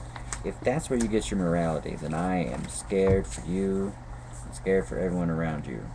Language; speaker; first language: English; native; English